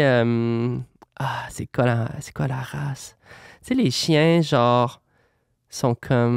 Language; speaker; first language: French; native; French